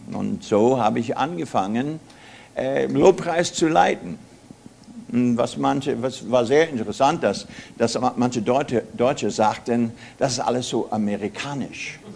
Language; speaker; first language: German; non-native, fluent; English